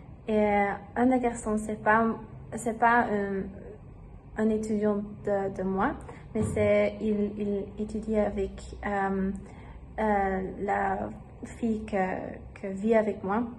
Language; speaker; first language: French; non-native, learner; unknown